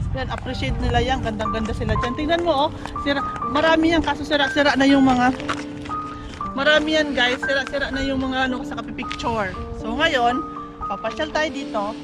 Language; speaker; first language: Filipino; native; Filipino